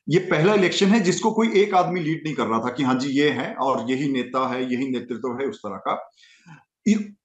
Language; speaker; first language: Hindi; native; Hindi